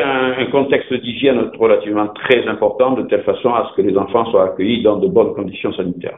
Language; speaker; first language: French; native; French